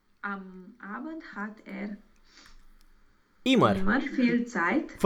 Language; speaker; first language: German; non-native, learner; Romanian